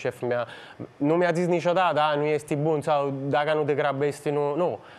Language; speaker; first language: Romanian; non-native, fluent; Italian